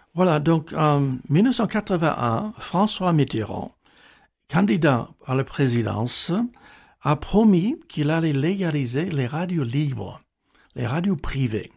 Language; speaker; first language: French; non-native, fluent; English